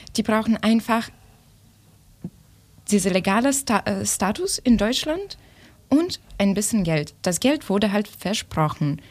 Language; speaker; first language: German; non-native, fluent; Ukrainian